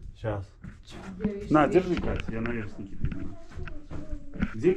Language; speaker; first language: Russian; native; Russian